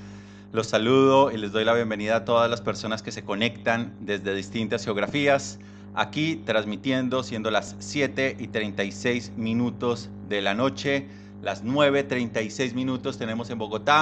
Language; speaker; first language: Spanish; native; Spanish